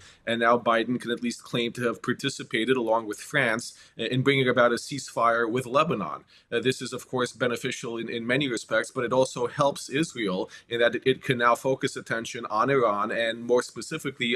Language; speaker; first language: English; native; English